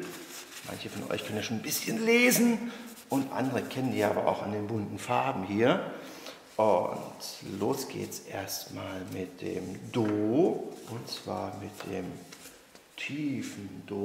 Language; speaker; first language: German; native; German